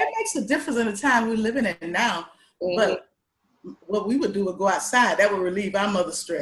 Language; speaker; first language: English; native; English